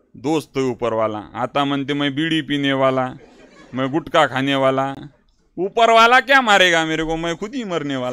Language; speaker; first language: Hindi; non-native, local second language; Marathi